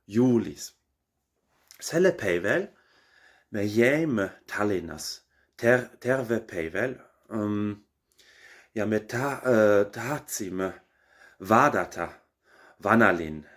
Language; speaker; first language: Estonian; non-native, learner; German